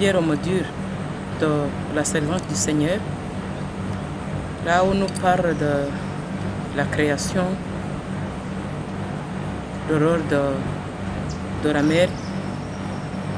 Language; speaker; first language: French; non-native, local second language; Kinyarwanda